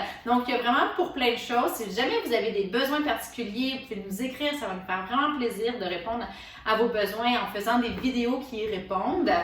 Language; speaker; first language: French; native; French